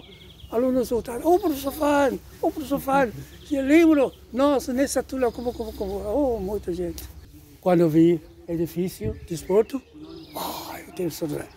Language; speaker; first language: Portuguese; non-native, learner; Chinese